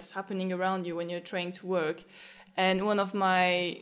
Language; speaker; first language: English; non-native, fluent; French